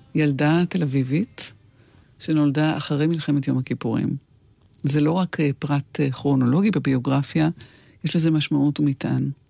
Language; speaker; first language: Hebrew; native; Hebrew